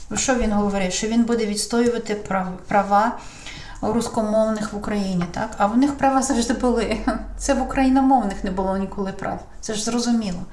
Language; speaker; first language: Ukrainian; non-native, local second language; Russian